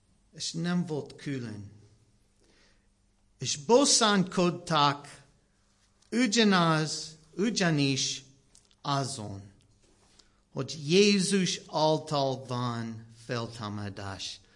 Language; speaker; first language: Hungarian; non-native, learner; English